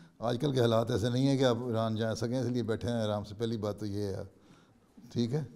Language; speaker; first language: Urdu; native; Urdu